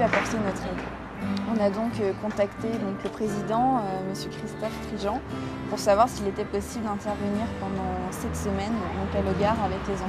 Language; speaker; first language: French; native; French